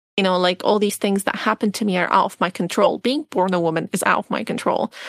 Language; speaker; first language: English; non-native, fluent; Arabic